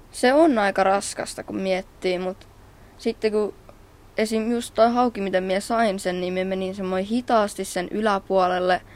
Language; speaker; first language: Finnish; native; Finnish